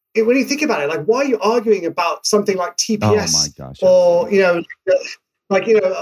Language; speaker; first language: English; native; English